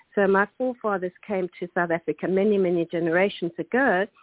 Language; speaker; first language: English; non-native, local second language; German